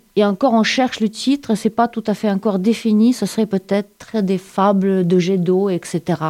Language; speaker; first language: French; non-native, fluent; Russian